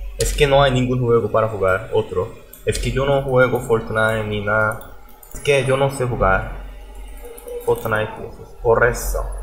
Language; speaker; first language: Spanish; non-native, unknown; Korean